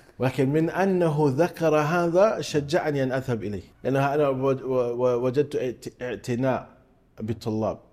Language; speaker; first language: Arabic; non-native, fluent; English